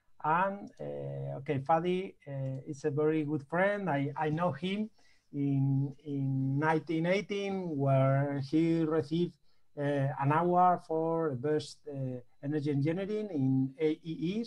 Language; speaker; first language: English; non-native, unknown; Spanish